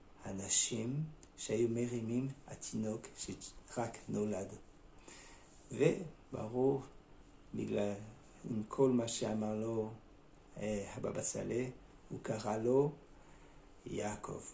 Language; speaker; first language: Hebrew; non-native, fluent; French